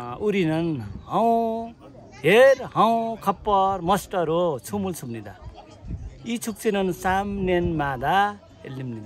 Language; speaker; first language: Korean; non-native, fluent; Nepali